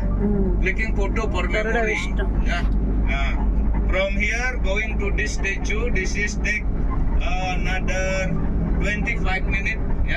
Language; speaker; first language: English; non-native, learner; Balinese